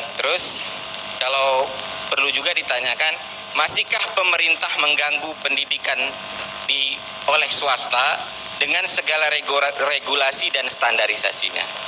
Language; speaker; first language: Indonesian; native; Indonesian